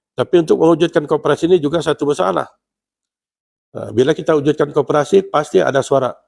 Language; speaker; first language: Malay; non-native, local second language; Central Dusun